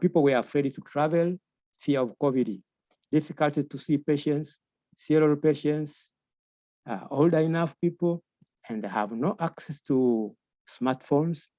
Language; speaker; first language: English; non-native, local second language; Swahili